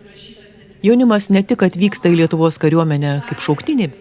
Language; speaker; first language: Lithuanian; native; Lithuanian